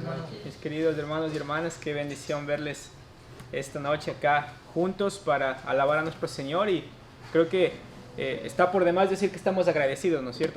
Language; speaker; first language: Spanish; native; Spanish